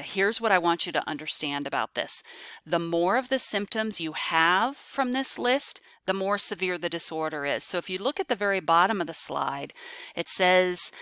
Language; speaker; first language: English; native; English